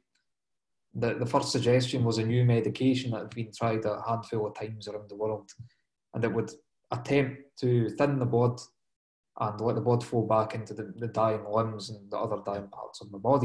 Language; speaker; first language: English; native; English